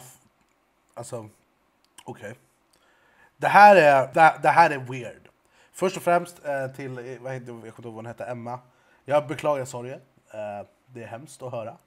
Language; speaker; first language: Swedish; native; Swedish